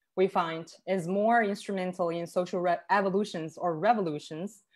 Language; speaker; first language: English; non-native, fluent; Chinese